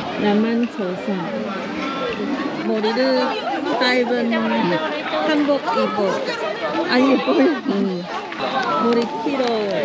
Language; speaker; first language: Korean; non-native, learner; Chinese